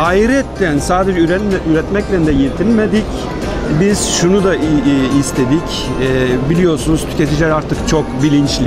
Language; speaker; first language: Turkish; early bilingual, heritage; Turkish